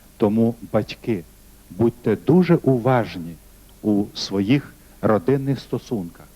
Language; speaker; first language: Ukrainian; native; Ukrainian